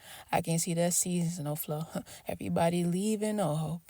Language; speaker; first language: English; native; English